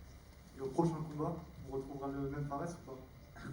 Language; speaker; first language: French; native; French